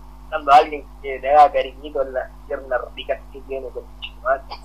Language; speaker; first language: Spanish; native; Spanish